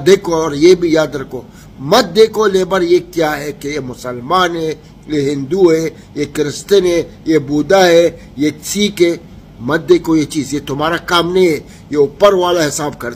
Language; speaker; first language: Hindi; non-native, fluent; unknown